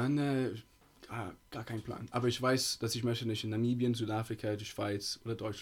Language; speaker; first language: German; non-native, fluent; Italian